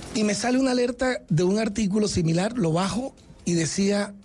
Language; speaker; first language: Spanish; native; Spanish